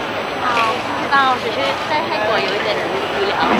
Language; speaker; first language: Chinese; non-native, learner; Thai